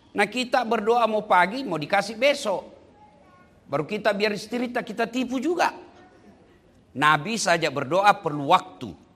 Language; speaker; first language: Indonesian; non-native, local second language; Buginese